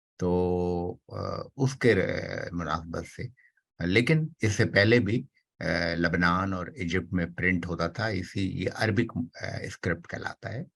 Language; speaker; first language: Urdu; native; Urdu